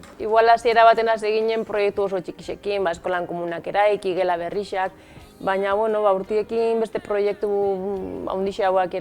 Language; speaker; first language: Basque; native; Basque